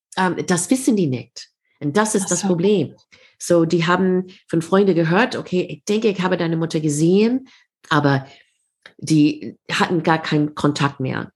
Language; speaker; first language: German; non-native, fluent; English